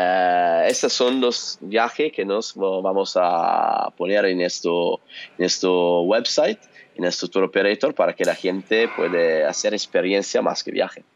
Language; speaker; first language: Spanish; non-native, learner; Italian